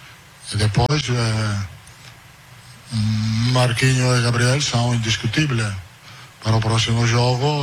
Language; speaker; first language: Portuguese; non-native, fluent; Italian